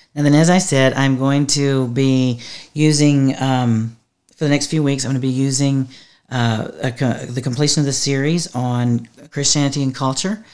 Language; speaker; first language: English; native; English